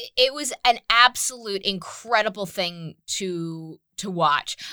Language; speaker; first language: English; native; English